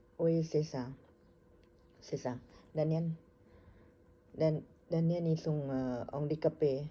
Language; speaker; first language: French; non-native, learner; Thai